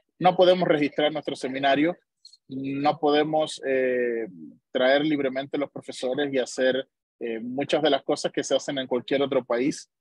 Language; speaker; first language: Spanish; native; Spanish